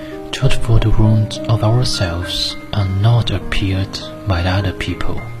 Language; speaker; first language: English; non-native, learner; Chinese